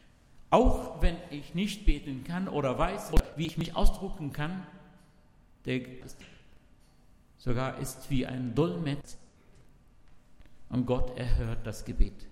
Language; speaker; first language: German; non-native, learner; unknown